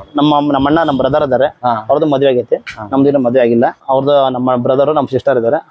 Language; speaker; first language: Kannada; native; Kannada